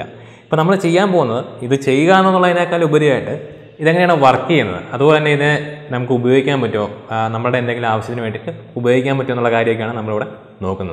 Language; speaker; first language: Malayalam; native; Malayalam